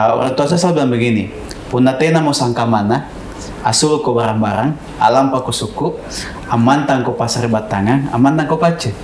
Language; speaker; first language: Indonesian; non-native, local second language; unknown